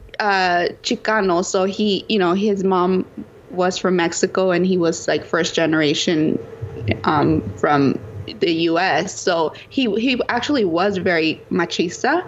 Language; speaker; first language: English; early bilingual, other home language; Spanish